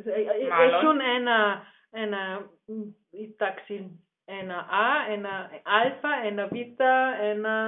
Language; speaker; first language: Greek; non-native, learner; German